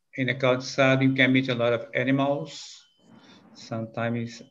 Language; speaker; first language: English; non-native, learner; Portuguese